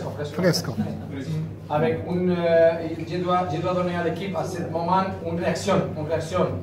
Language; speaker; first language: French; non-native, learner; Spanish